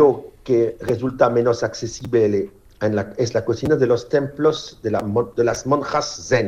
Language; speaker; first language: Spanish; non-native, learner; French